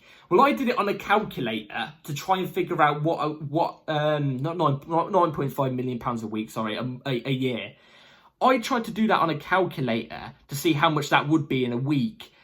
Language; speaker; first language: English; native; English